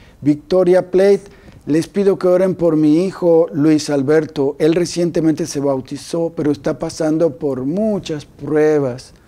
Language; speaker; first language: Spanish; native; Spanish